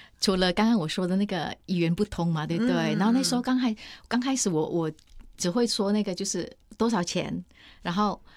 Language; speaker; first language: Chinese; non-native, fluent; Indonesian